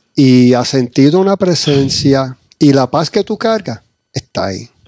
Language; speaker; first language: Spanish; early bilingual, heritage; Spanish